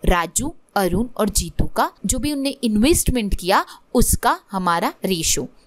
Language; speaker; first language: Hindi; non-native, local second language; Marathi